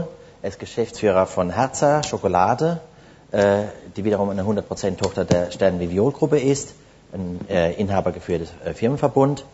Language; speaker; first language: German; native; German